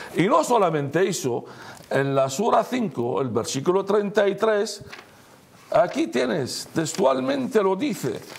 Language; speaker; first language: Spanish; non-native, fluent; Arabic